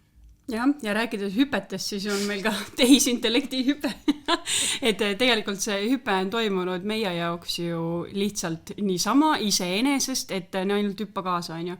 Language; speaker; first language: Estonian; native; Estonian